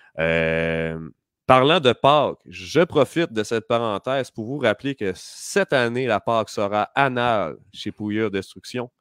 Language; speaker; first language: French; native; French